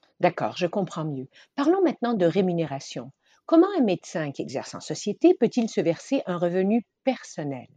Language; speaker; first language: French; native; French